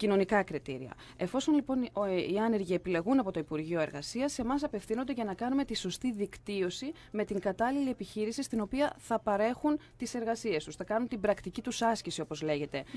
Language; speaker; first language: Greek; native; Greek